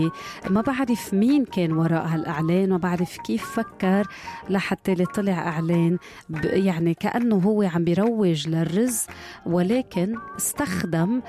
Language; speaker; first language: Arabic; native; Arabic